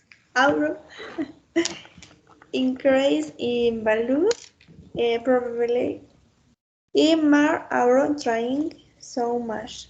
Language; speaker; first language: English; non-native, learner; Spanish